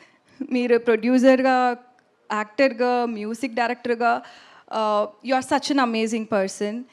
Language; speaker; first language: Telugu; non-native, learner; Tamil